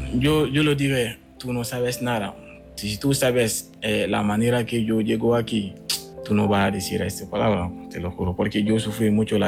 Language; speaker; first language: Spanish; non-native, learner; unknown